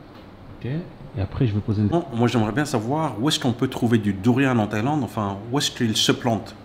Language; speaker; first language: French; native; French